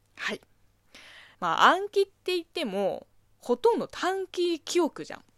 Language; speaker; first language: Japanese; non-native, fluent; Chinese